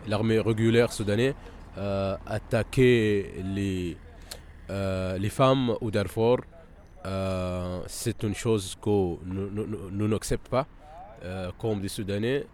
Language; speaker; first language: French; non-native, fluent; Arabic